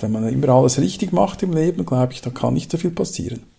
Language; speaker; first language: German; native; German